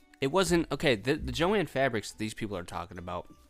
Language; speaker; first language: English; native; English